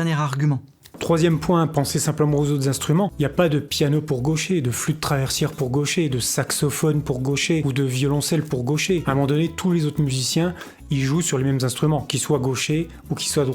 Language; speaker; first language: French; native; French